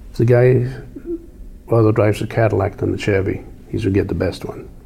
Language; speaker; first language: English; non-native, fluent; Swedish